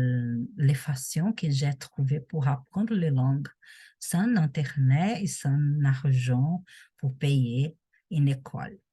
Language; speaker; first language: French; non-native, learner; Portuguese